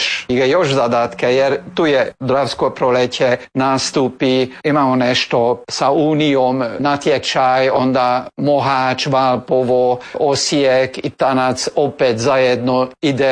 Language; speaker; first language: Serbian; early bilingual, heritage; Croatian